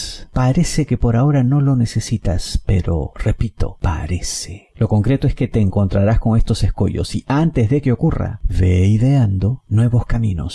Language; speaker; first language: Spanish; native; Spanish